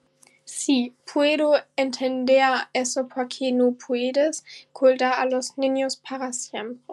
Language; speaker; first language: Spanish; non-native, learner; German